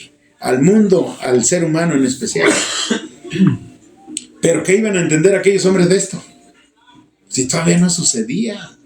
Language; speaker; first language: Spanish; native; Spanish